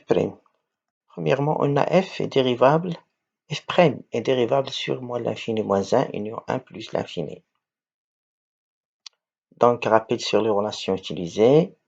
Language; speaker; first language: French; non-native, local second language; Arabic